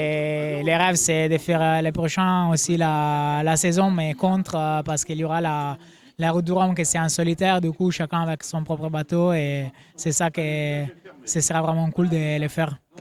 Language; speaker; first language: French; non-native, fluent; Italian